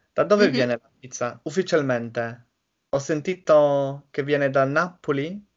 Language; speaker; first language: Italian; non-native, learner; English